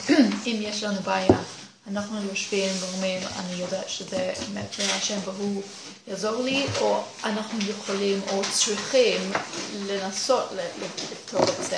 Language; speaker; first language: Hebrew; non-native, learner; English